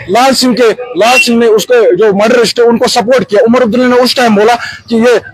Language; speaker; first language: Hindi; non-native, local second language; Kashmiri